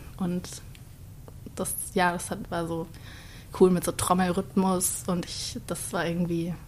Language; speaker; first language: German; native; German